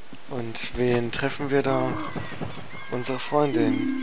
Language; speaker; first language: German; native; German